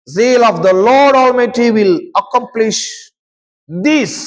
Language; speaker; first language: English; non-native, local second language; Telugu